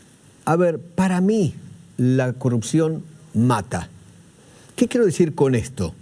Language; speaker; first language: Spanish; native; Spanish